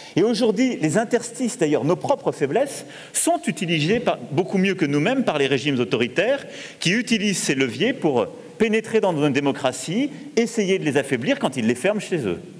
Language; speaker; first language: French; native; French